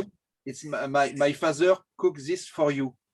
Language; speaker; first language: English; non-native, learner; French